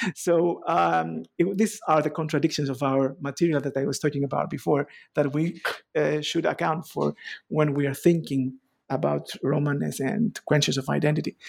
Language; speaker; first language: English; non-native, fluent; Greek